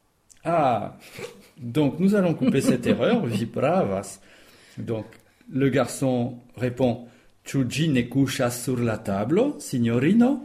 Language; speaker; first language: French; native; French